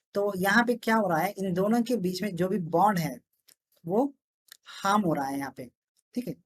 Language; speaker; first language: Hindi; non-native, local second language; Telugu